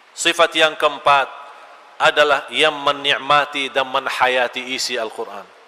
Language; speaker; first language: Malay; non-native, fluent; Arabic